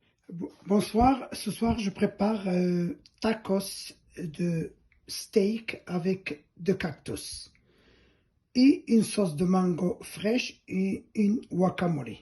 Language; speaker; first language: French; non-native, fluent; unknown